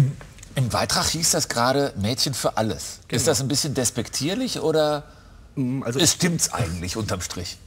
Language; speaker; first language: German; native; German